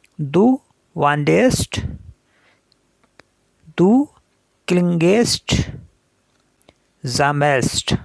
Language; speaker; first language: German; non-native, learner; Hindi